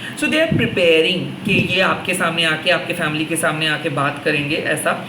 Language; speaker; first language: Hindi; non-native, local second language; Bangla